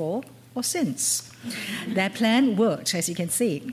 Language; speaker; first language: English; non-native, local second language; Cantonese